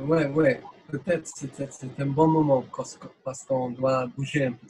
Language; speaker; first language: French; non-native, fluent; English